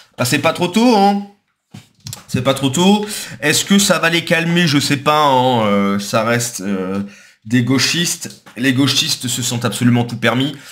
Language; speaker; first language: French; native; French